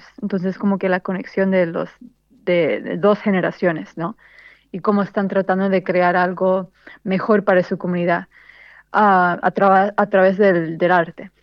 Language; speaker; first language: Spanish; early bilingual, heritage; Spanish